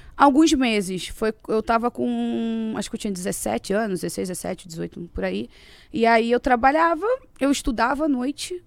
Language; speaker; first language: Portuguese; native; Portuguese